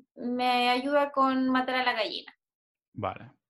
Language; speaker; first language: Spanish; native; Spanish